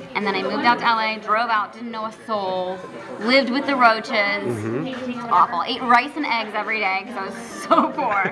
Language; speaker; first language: English; native; English